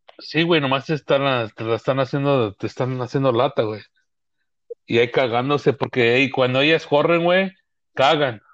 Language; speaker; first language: Spanish; early bilingual, heritage; Spanish